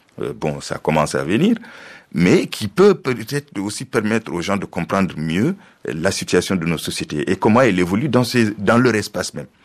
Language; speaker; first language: French; non-native, local second language; Fula